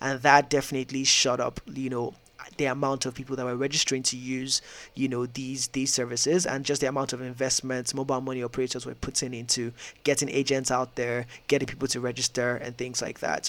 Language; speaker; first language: English; non-native, local second language; Yoruba